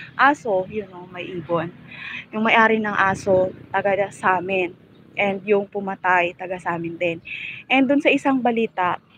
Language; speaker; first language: Filipino; non-native, local second language; Bikol